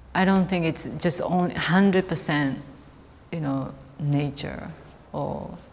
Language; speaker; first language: English; non-native, fluent; Japanese